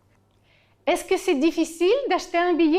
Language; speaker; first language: French; non-native, fluent; Ukrainian